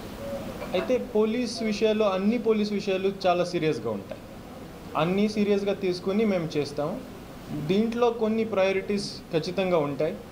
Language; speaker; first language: Telugu; non-native, fluent; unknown